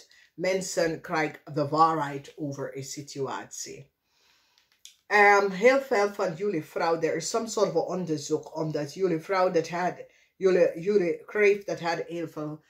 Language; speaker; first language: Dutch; non-native, fluent; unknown